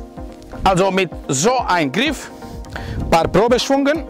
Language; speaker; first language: German; non-native, fluent; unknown